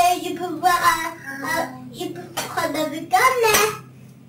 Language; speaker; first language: French; non-native, learner; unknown